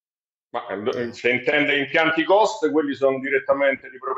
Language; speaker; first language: Italian; native; Italian